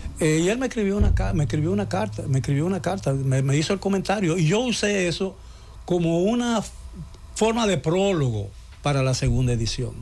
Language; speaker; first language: Spanish; native; Spanish